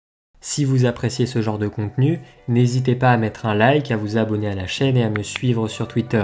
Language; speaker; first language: French; native; French